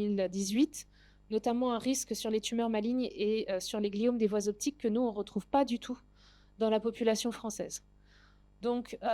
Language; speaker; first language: French; native; French